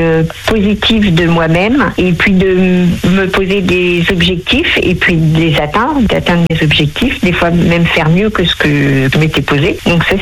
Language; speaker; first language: French; native; French